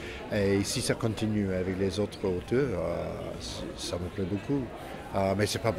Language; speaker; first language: French; non-native, fluent; English